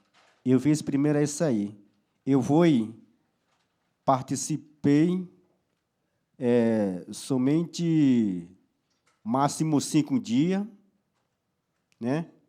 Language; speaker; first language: Portuguese; non-native, local second language; Yanomámi